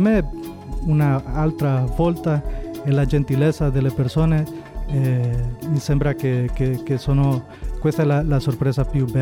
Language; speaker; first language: Italian; non-native, learner; Spanish